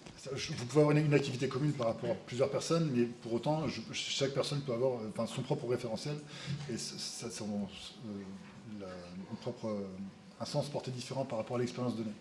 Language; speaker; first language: French; native; French